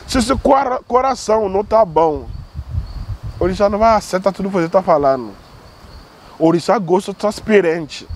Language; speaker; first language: Portuguese; non-native, learner; Yoruba